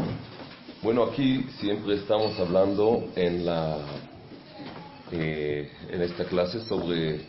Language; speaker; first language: Spanish; non-native, fluent; Hebrew